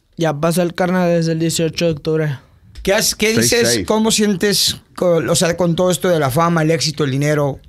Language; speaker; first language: Spanish; early bilingual, heritage; Spanish